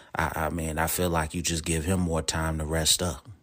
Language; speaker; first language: English; native; English